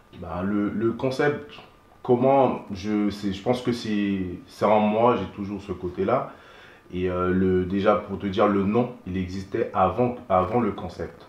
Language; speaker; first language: French; non-native, local second language; Haitian Creole